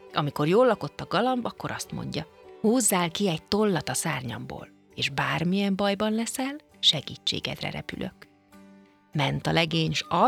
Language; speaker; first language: Hungarian; native; Hungarian